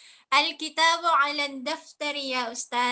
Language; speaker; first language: Arabic; non-native, learner; Filipino